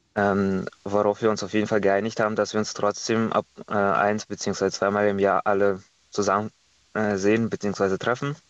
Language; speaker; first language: German; non-native, fluent; Estonian